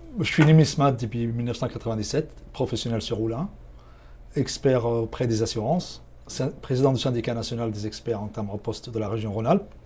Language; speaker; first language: French; non-native, fluent; Arabic